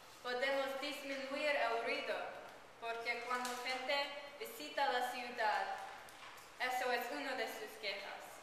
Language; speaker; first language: Spanish; non-native, learner; English